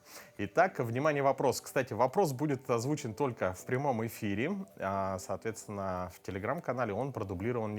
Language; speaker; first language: Russian; native; Russian